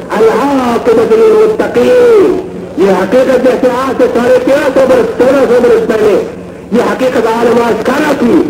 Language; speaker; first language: Urdu; native; Urdu